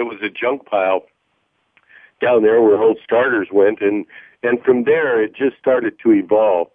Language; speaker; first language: English; native; English